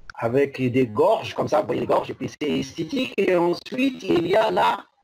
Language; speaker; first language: French; non-native, local second language; Arabic